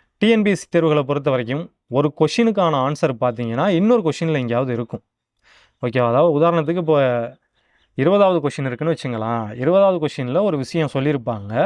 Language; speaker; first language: Tamil; native; Tamil